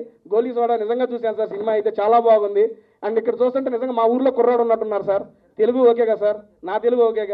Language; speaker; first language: Telugu; native; Telugu